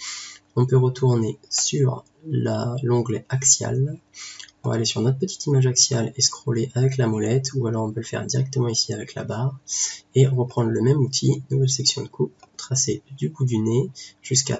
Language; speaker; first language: French; native; French